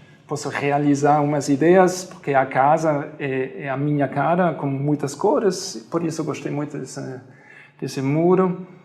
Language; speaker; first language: Portuguese; non-native, fluent; German